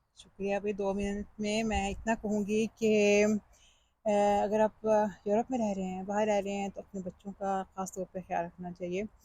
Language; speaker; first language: Urdu; early bilingual, heritage; Urdu